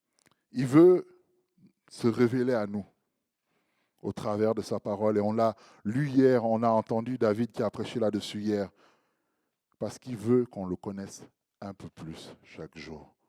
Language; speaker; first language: French; native; French